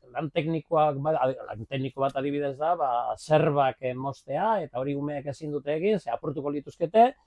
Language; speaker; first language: Basque; native; Basque